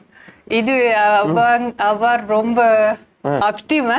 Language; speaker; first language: Tamil; non-native, learner; Japanese